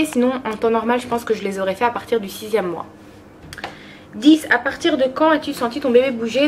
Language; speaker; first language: French; early bilingual, other home language; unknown